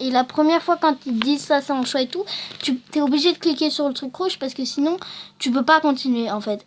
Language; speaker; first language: French; native; French